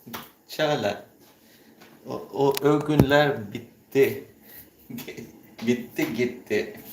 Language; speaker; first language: Turkish; non-native, learner; Filipino